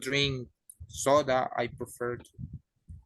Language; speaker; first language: English; non-native, learner; Spanish